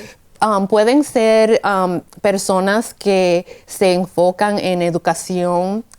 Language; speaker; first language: Spanish; early bilingual, heritage; Spanish